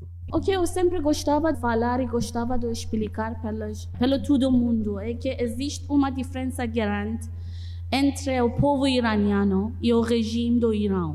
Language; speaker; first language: Portuguese; non-native, fluent; Persian